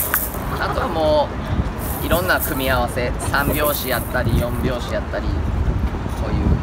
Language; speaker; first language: Japanese; native; Japanese